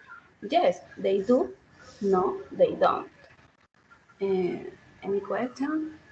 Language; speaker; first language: English; non-native, learner; Spanish